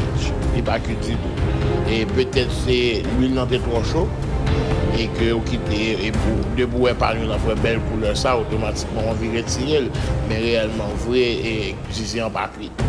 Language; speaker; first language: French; non-native, local second language; Haitian Creole